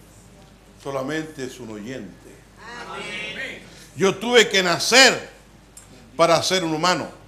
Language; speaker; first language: Spanish; native; Spanish